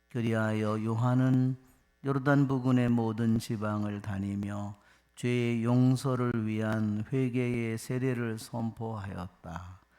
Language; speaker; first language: Korean; native; Korean